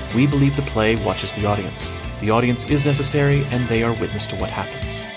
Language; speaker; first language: English; native; English